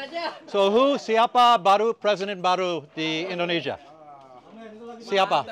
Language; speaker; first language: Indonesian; non-native, learner; English